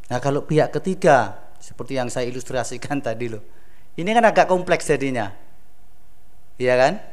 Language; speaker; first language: Indonesian; native; Indonesian